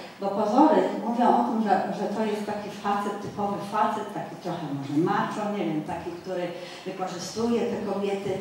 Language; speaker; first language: Polish; native; Polish